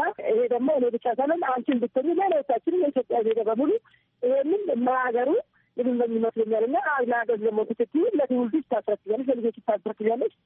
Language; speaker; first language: Amharic; non-native, local second language; Oromo